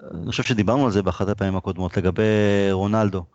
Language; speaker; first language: Hebrew; native; Hebrew